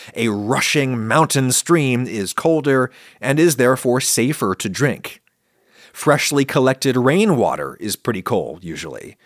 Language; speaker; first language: English; native; English